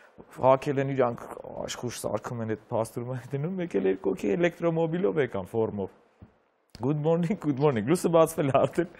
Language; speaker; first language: Armenian; native; Armenian